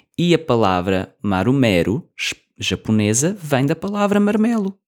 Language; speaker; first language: Portuguese; native; Portuguese